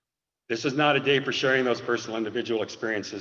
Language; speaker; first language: English; native; English